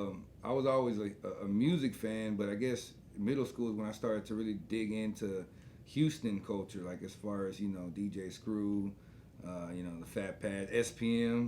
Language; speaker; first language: English; native; English